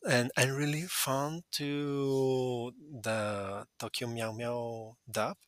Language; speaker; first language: English; non-native, fluent; Spanish